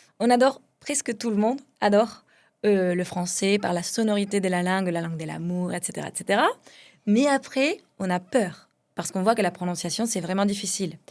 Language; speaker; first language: French; non-native, fluent; Spanish